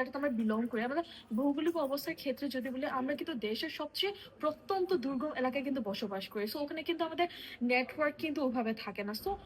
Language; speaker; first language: Bangla; non-native, local second language; Marma